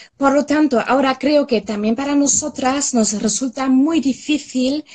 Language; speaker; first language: Spanish; non-native, fluent; German